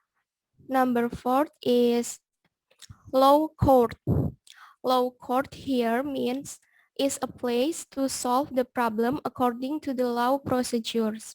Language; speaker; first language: English; non-native, learner; Indonesian